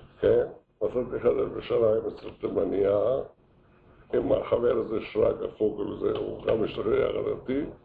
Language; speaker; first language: Hebrew; non-native, fluent; Yiddish